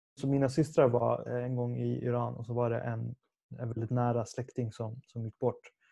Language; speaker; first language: Swedish; early bilingual, other home language; Persian